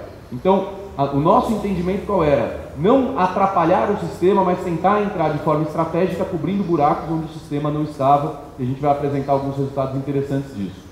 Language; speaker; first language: Portuguese; native; Portuguese